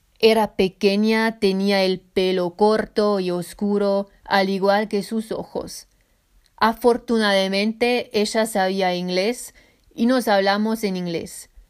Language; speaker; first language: Spanish; non-native, fluent; Swiss German